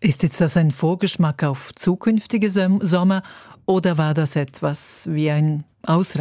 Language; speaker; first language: German; native; German